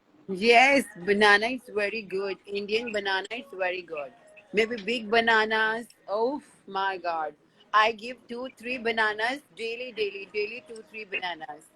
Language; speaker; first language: English; non-native, learner; Hindi